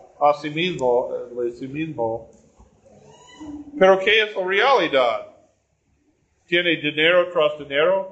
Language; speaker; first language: Spanish; non-native, learner; English